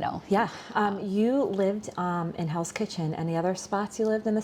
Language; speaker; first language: English; native; English